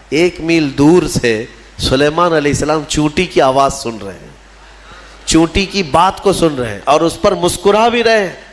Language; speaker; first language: Urdu; native; Urdu